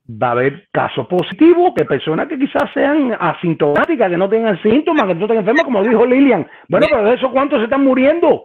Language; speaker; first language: Spanish; native; Spanish